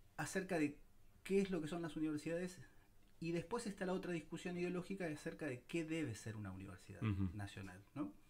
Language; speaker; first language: Spanish; native; Spanish